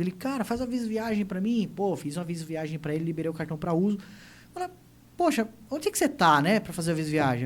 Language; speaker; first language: Portuguese; native; Portuguese